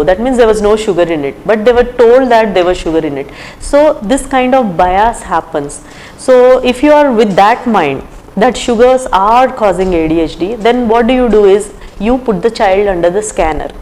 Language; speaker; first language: English; non-native, local second language; Telugu